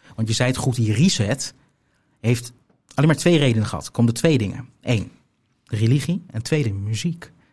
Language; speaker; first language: Dutch; native; Dutch